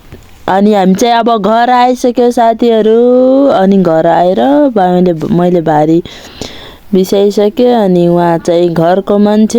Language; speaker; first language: Nepali; non-native, local second language; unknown